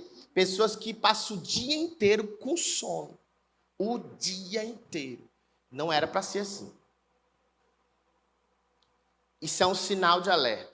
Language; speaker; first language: Portuguese; native; Portuguese